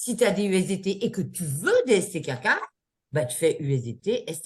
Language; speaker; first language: French; native; French